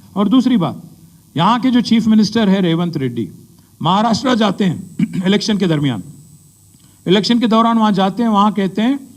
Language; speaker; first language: Hindi; non-native, local second language; Telugu